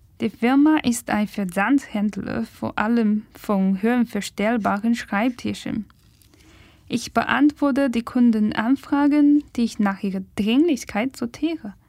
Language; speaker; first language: German; non-native, fluent; Chinese